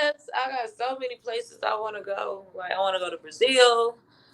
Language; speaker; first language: English; native; English